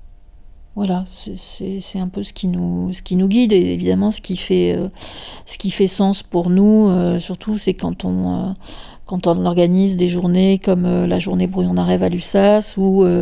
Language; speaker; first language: French; native; French